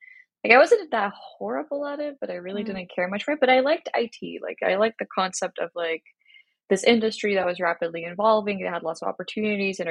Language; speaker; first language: English; non-native, fluent; Georgian